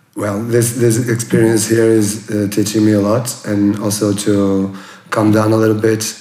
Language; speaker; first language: English; non-native, fluent; Portuguese